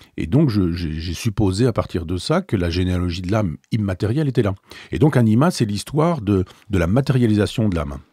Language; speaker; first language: French; native; French